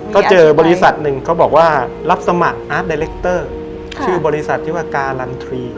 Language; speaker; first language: Thai; native; Thai